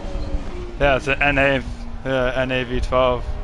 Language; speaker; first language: English; native; English